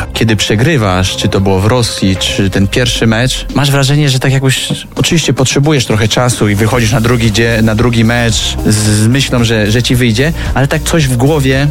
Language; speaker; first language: Polish; non-native, fluent; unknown